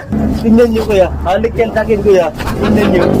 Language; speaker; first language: Filipino; non-native, local second language; Cebuano